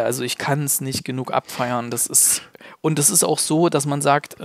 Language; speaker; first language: German; native; German